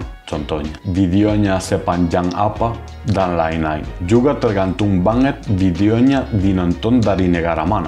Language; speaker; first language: Indonesian; non-native, fluent; Spanish